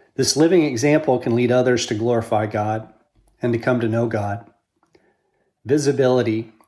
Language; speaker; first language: English; native; English